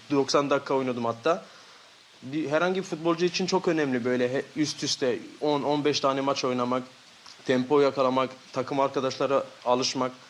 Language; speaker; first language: Turkish; early bilingual, heritage; Turkish